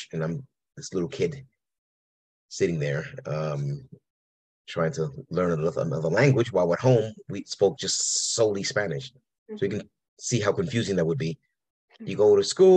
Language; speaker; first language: English; early bilingual, other home language; Spanish